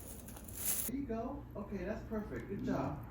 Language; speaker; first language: English; native; English